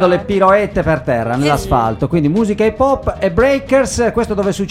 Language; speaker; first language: Italian; native; Italian